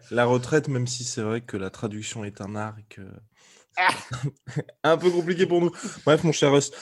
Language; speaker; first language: French; native; French